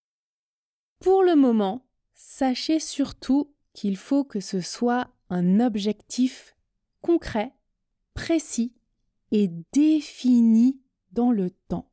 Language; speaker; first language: French; native; French